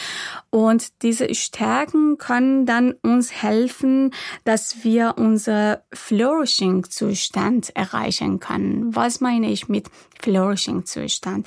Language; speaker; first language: German; non-native, fluent; Persian